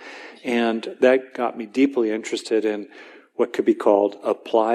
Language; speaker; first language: English; native; English